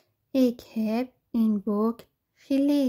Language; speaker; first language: Dutch; non-native, fluent; Persian